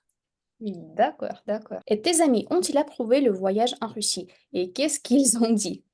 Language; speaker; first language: French; non-native, fluent; Russian